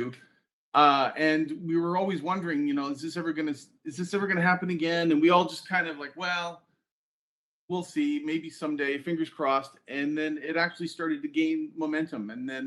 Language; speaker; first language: English; native; English